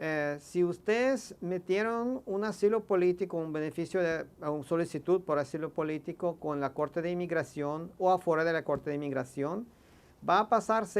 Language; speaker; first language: Spanish; non-native, fluent; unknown